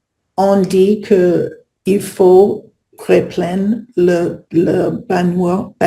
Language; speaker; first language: French; non-native, learner; English